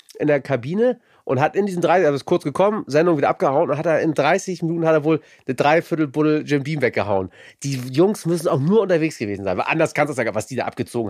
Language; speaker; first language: German; native; German